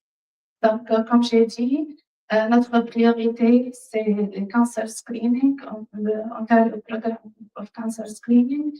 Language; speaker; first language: French; non-native, fluent; Arabic